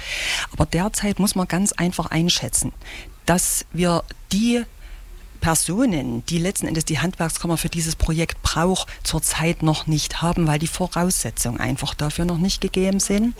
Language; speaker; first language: German; native; German